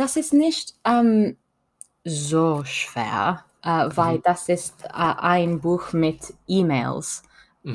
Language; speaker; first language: German; non-native, learner; French